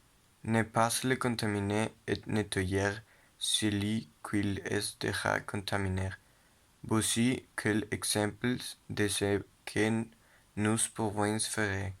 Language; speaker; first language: French; non-native, learner; Spanish